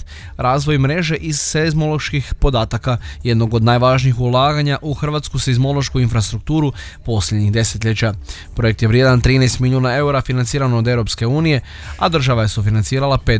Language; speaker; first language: Croatian; native; Croatian